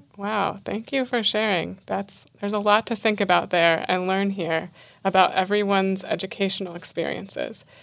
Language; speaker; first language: English; native; English